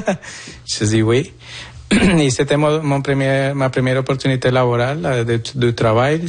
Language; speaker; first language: French; non-native, fluent; Spanish